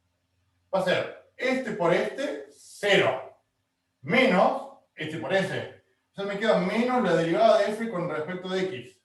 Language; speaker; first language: Spanish; native; Spanish